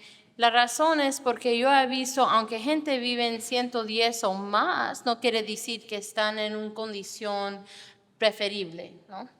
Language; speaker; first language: Spanish; non-native, fluent; English